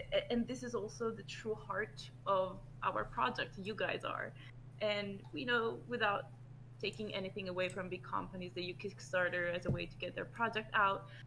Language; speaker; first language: English; non-native, fluent; Italian